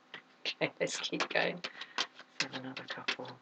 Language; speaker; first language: English; native; English